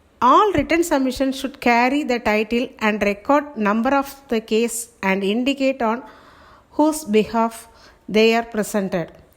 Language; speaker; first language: English; non-native, local second language; Tamil